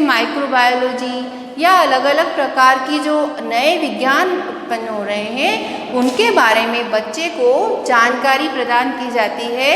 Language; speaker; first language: Hindi; native; Hindi